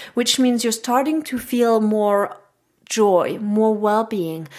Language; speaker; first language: English; non-native, fluent; French